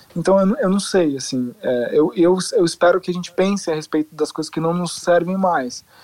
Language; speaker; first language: Portuguese; native; Portuguese